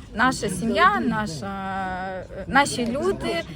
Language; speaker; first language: Ukrainian; native; Ukrainian